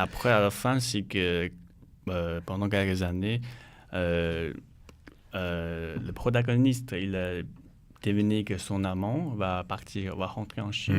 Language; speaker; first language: French; non-native, learner; Chinese